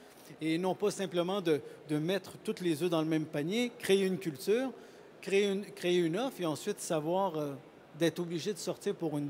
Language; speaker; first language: French; native; French